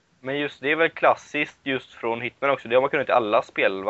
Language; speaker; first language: Swedish; native; Swedish